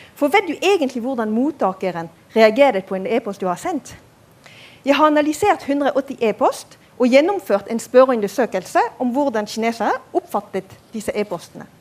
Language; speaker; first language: Norwegian; non-native, fluent; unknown